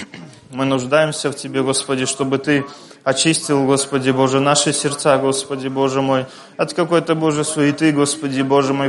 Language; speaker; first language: Russian; native; Russian